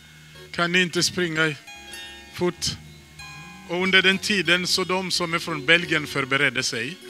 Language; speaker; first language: Swedish; non-native, fluent; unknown